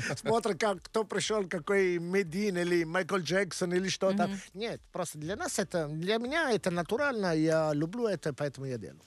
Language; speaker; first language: Russian; non-native, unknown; Italian